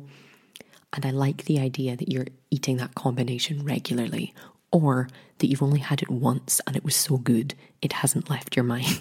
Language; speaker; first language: English; native; English